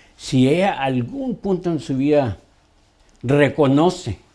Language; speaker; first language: Spanish; early bilingual, other home language; English